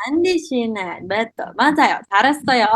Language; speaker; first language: Korean; non-native, fluent; Indonesian